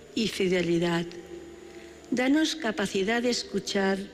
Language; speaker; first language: Spanish; non-native, local second language; Catalan